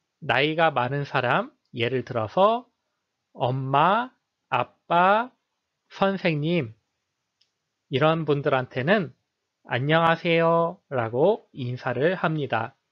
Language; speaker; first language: Korean; native; Korean